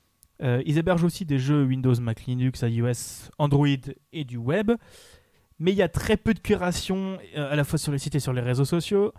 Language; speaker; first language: French; native; French